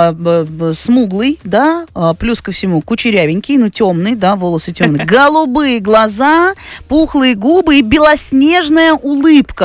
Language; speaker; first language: Russian; native; Russian